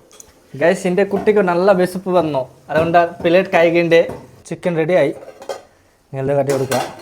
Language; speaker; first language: Malayalam; early bilingual, heritage; Malayalam